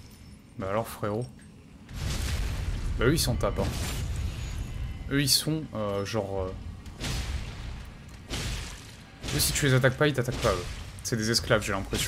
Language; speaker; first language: French; native; French